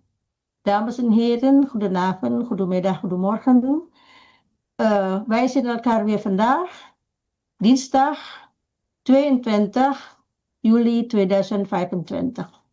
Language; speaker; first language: Dutch; non-native, fluent; Indonesian